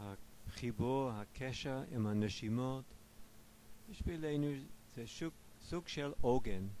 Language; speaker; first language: Hebrew; non-native, fluent; English